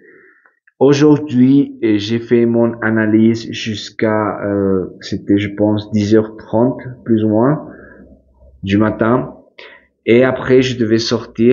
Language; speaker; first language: French; non-native, fluent; Spanish